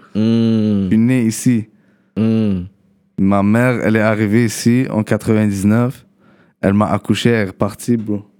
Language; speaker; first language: French; early bilingual, other home language; Arabic